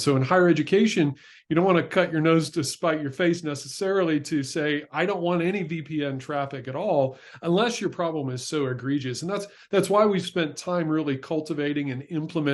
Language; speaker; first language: English; native; English